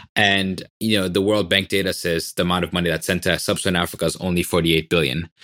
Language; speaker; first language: English; non-native, local second language; Swahili